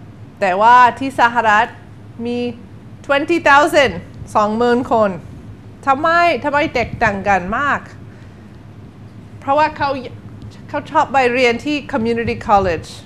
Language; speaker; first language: Thai; non-native, learner; English